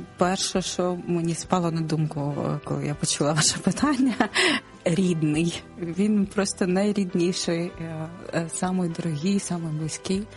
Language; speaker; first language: Ukrainian; non-native, local second language; Russian